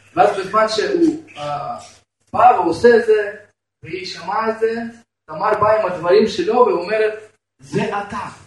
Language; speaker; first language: Hebrew; non-native, fluent; Russian